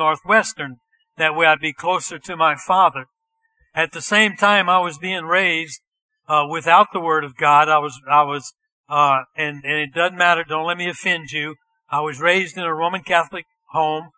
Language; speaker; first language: English; native; English